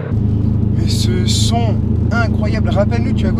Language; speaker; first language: French; native; French